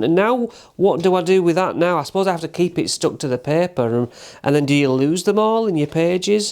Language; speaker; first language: English; native; English